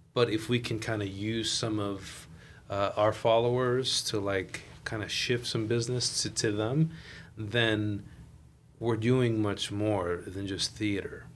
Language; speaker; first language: English; native; English